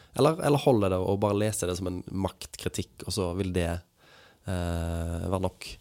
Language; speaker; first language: Norwegian; native; Norwegian